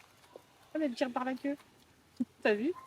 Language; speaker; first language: French; native; French